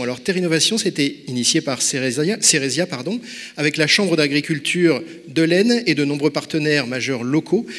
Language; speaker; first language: French; native; French